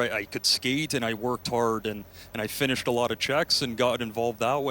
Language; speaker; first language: English; native; English